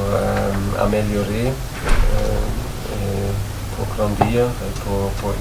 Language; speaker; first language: French; non-native, learner; German